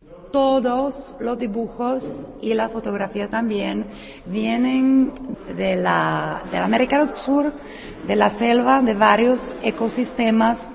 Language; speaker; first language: Spanish; non-native, fluent; Czech